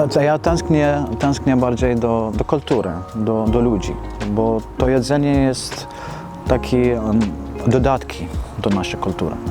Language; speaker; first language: Polish; non-native, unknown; Arabic